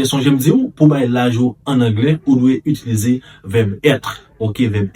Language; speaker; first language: French; non-native, local second language; Haitian Creole